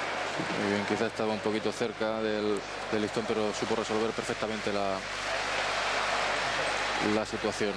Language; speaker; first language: Spanish; native; Spanish